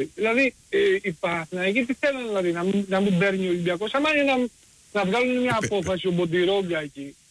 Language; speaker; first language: Greek; early bilingual, heritage; Greek